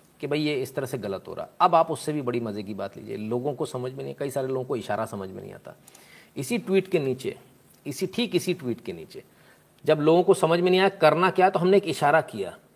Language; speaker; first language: Hindi; native; Hindi